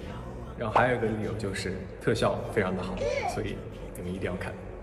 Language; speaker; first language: Chinese; native; Chinese